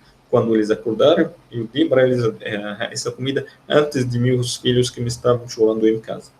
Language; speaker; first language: Portuguese; non-native, fluent; Arabic